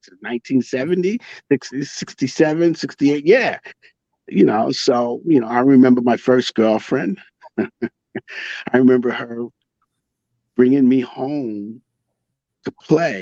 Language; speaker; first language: English; native; English